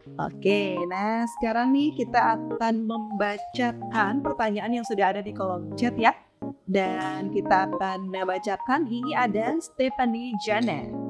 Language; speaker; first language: Indonesian; native; Indonesian